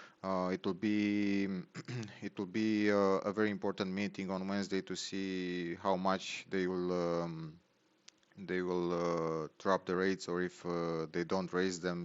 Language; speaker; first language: English; non-native, fluent; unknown